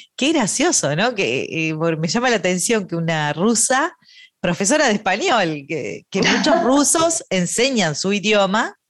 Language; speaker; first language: Spanish; native; Spanish